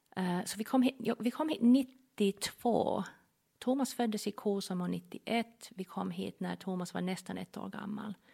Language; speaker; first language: Swedish; non-native, fluent; English